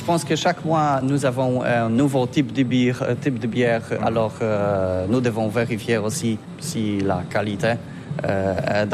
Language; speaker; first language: French; non-native, learner; Polish